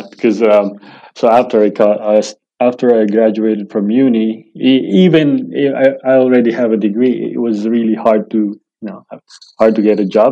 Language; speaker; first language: English; non-native, local second language; Filipino